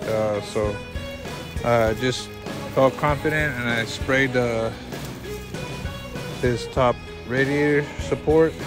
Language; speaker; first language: English; native; English